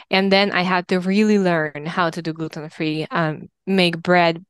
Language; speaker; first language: English; non-native, fluent; Russian